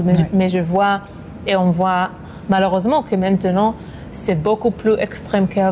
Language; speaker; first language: French; non-native, fluent; Hebrew